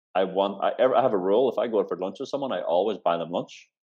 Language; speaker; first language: English; native; English